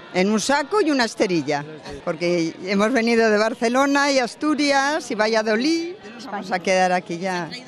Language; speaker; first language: Spanish; native; Spanish